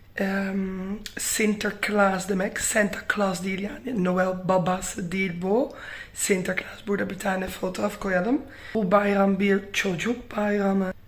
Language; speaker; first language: Turkish; non-native, fluent; Dutch